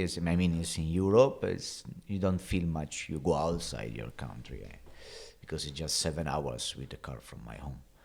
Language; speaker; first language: English; non-native, learner; Italian